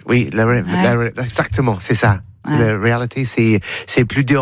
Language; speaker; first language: French; non-native, learner; English